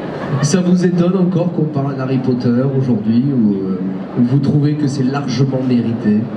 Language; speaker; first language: French; native; French